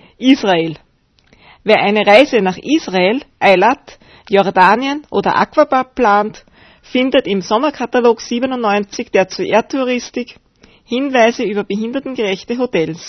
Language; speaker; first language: German; native; German